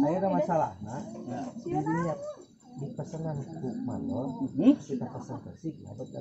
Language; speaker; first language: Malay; non-native, local second language; Sundanese